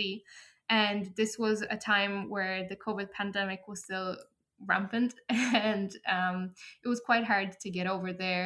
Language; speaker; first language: English; early bilingual, other home language; Polish